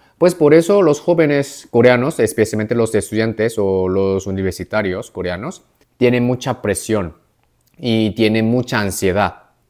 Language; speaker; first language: Spanish; non-native, fluent; Korean